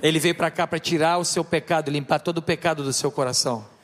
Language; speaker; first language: Portuguese; native; Portuguese